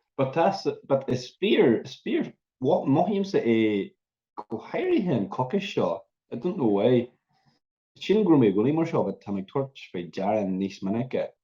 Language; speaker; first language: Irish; non-native, local second language; English